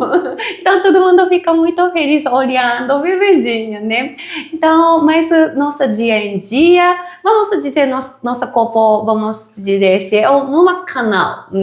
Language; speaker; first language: Portuguese; non-native, fluent; Japanese